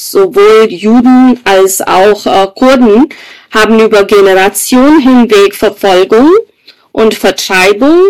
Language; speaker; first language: German; non-native, fluent; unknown